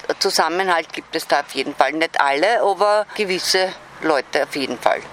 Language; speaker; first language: German; native; German